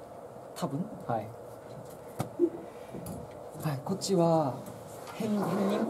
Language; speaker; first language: Japanese; non-native, learner; Korean